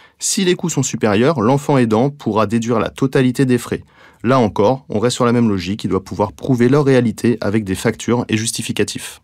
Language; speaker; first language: French; native; French